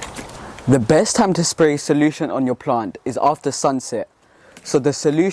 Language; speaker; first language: English; early bilingual, other home language; Bangla